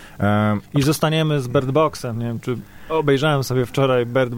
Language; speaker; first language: Polish; native; Polish